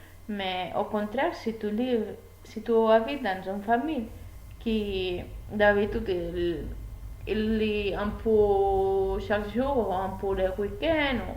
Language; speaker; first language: French; non-native, learner; Spanish